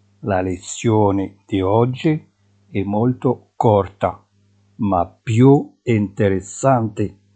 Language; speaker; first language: Italian; non-native, fluent; Arabic